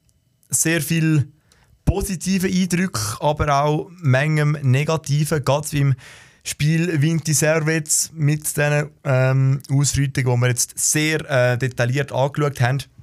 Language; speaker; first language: German; native; German